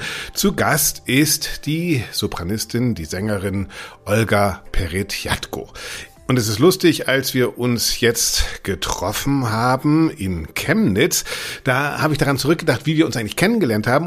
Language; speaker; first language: German; native; German